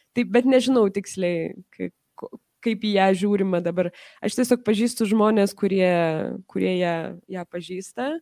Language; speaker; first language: Lithuanian; early bilingual, heritage; Lithuanian